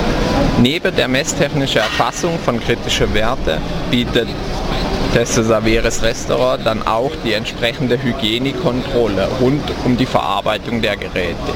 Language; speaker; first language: German; native; German